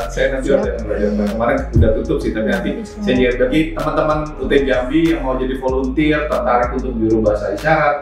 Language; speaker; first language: Indonesian; native; Indonesian